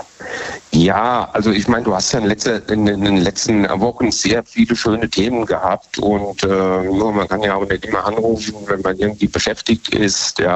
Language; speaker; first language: German; native; German